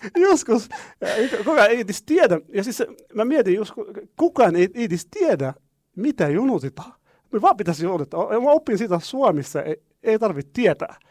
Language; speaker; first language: Finnish; non-native, learner; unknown